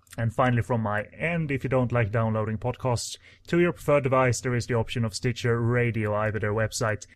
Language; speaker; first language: English; non-native, fluent; Swedish